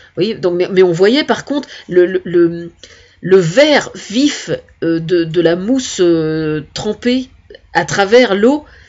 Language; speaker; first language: French; native; French